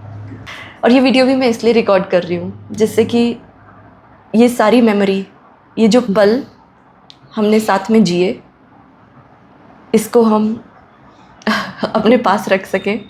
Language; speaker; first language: Hindi; native; Hindi